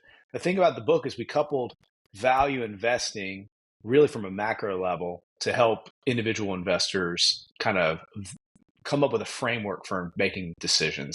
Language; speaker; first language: English; native; English